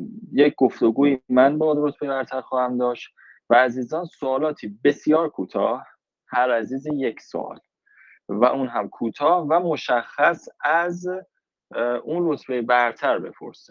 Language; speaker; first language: Persian; native; Persian